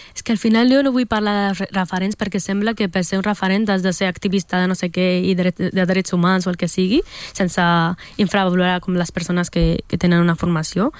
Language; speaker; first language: Catalan; early bilingual, other home language; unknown